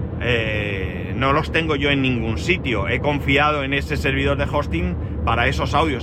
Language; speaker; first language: Spanish; native; Spanish